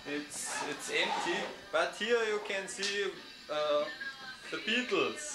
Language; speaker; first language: English; non-native, learner; German